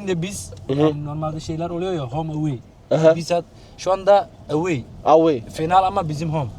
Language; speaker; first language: Turkish; early bilingual, other home language; Somali